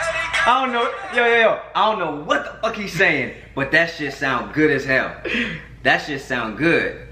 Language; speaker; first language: English; native; English